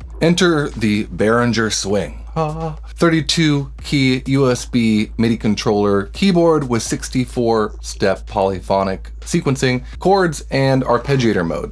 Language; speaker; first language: English; native; English